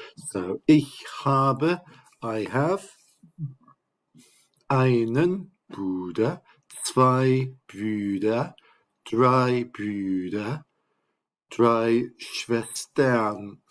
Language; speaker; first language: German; non-native, fluent; English